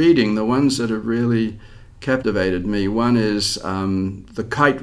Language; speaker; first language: English; native; English